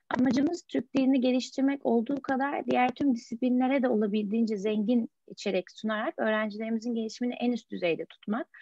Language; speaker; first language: Turkish; native; Turkish